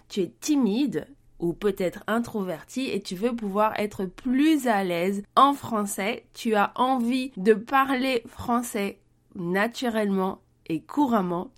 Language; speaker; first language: French; native; French